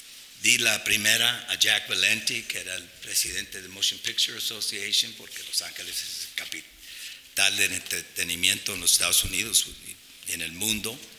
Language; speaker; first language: Spanish; non-native, fluent; English